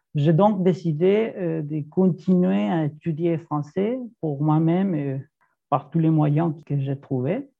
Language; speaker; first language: French; non-native, fluent; Spanish